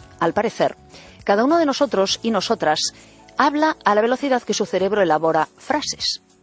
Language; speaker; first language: Spanish; native; Spanish